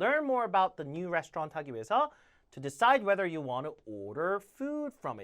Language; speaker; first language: English; non-native, fluent; Korean